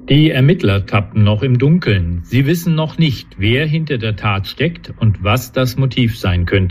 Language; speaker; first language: German; native; German